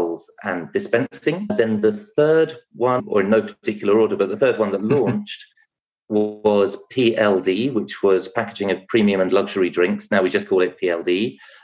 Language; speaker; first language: English; native; English